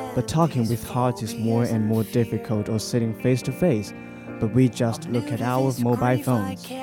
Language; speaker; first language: English; non-native, fluent; Chinese